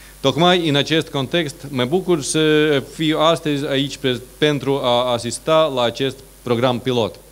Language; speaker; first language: Romanian; non-native, fluent; Latvian